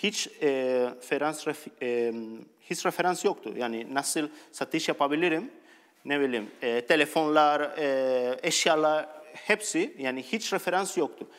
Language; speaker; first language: Turkish; non-native, learner; Spanish